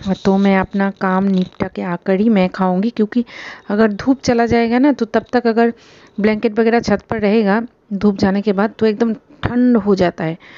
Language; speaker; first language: Hindi; non-native, local second language; Bangla